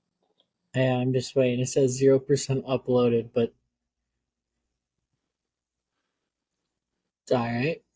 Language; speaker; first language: English; native; English